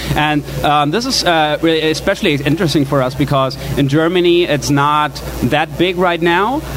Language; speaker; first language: English; non-native, fluent; German